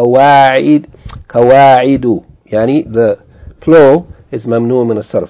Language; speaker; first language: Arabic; non-native, fluent; English